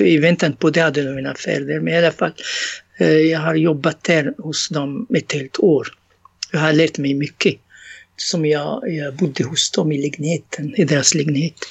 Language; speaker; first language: Swedish; non-native, fluent; Arabic